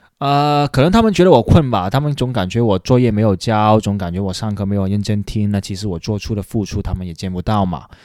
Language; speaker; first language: Chinese; non-native, local second language; Cantonese